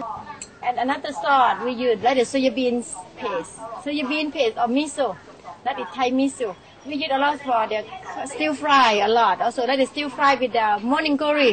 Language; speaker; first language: English; non-native, learner; Thai